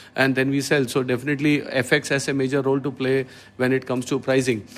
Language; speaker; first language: English; non-native, local second language; Malayalam